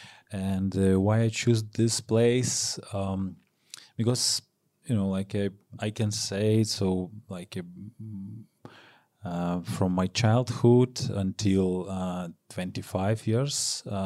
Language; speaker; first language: English; non-native, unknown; Ukrainian